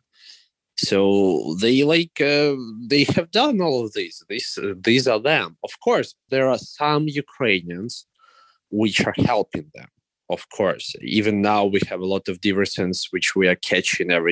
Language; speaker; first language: English; non-native, fluent; Russian